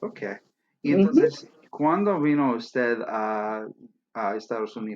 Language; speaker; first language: Spanish; non-native, fluent; English